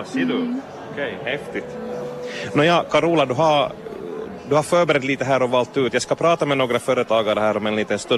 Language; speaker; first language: Swedish; native; Swedish